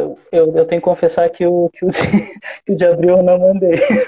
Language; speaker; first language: Portuguese; native; Portuguese